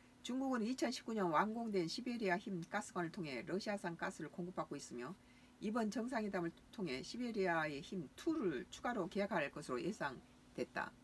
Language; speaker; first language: Korean; native; Korean